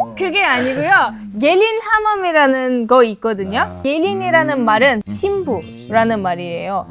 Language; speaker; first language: Korean; non-native, fluent; Turkish